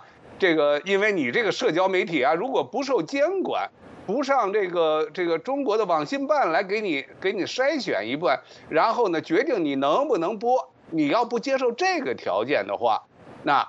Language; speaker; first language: Chinese; native; Chinese